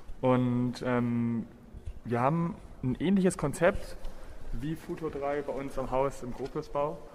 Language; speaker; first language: German; native; German